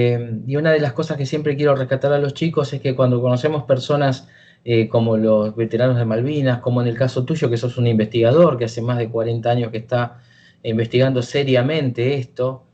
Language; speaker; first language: Spanish; native; Spanish